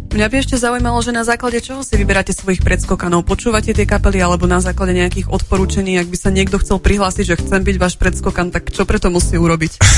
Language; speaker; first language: Slovak; native; Slovak